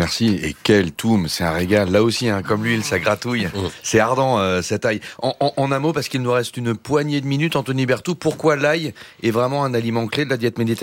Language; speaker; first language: French; native; French